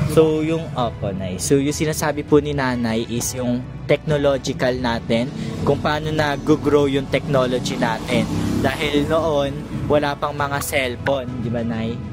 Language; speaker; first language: Filipino; native; Filipino